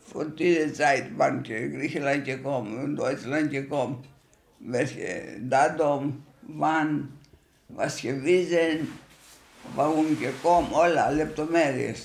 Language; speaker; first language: German; non-native, learner; Greek